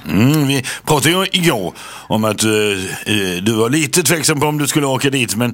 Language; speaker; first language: Swedish; native; Swedish